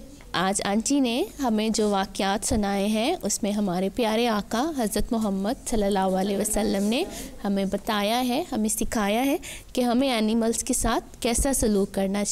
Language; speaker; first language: Urdu; native; Urdu